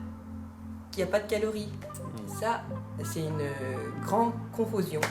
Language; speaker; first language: French; non-native, fluent; Japanese